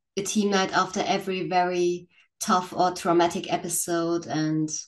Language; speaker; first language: English; non-native, fluent; German